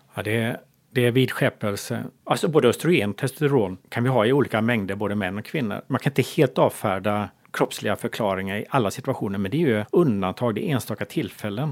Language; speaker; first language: Swedish; native; Swedish